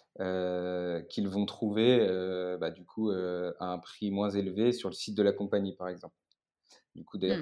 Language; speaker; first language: French; native; French